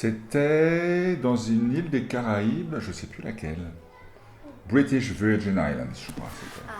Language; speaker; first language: French; native; French